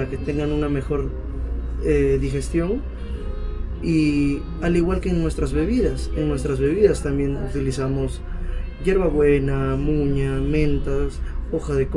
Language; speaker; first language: Spanish; native; Spanish